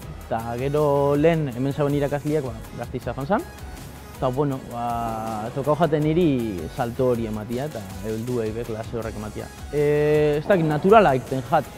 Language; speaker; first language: Basque; native; Basque